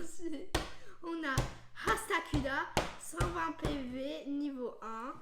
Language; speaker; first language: French; native; French